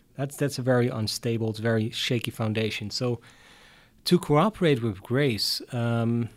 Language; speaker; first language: English; non-native, fluent; Dutch